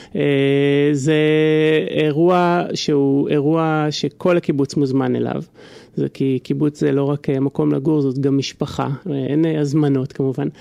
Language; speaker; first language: Hebrew; native; Hebrew